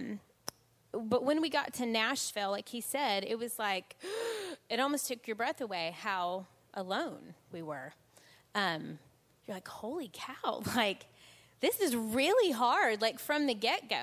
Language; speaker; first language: English; native; English